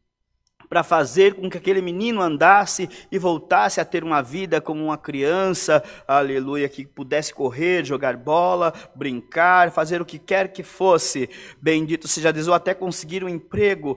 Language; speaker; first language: Portuguese; native; Portuguese